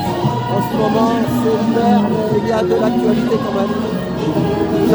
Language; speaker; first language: French; native; French